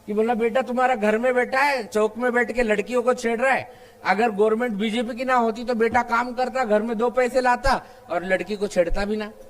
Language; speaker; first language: Hindi; non-native, local second language; Marathi